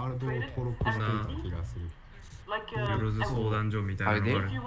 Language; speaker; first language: Japanese; native; Japanese